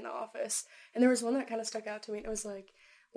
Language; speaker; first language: English; native; English